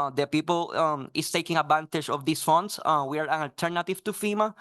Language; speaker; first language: English; non-native, fluent; Spanish